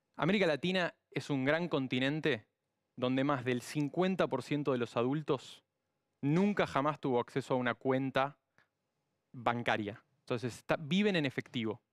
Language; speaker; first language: Spanish; native; Spanish